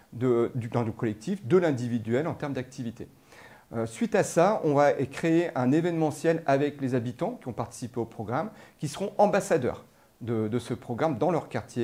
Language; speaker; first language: French; native; French